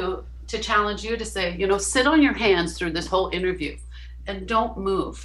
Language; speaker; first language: English; native; English